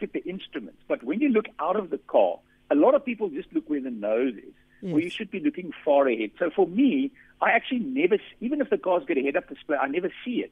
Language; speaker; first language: English; non-native, local second language; Afrikaans